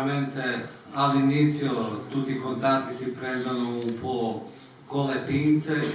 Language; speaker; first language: Italian; non-native, fluent; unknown